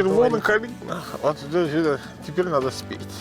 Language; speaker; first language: Ukrainian; non-native, learner; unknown